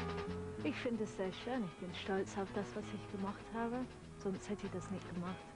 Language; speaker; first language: German; non-native, fluent; English